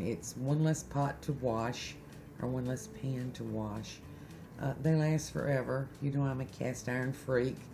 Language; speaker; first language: English; native; English